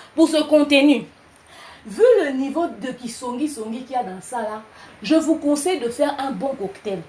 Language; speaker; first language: French; non-native, local second language; Lingala